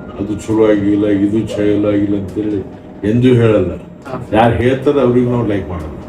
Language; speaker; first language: Kannada; non-native, local second language; Lambadi